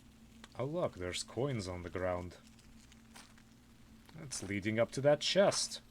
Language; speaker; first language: English; native; English